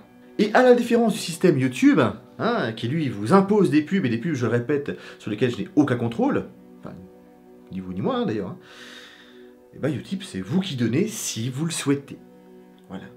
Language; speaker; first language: French; native; French